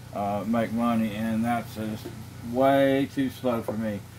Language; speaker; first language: English; native; English